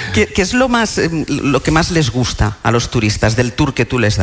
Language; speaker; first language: Spanish; native; Spanish